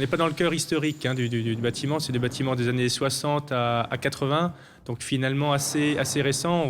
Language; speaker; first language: French; native; French